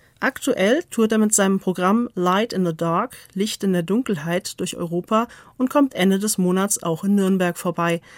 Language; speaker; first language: German; native; German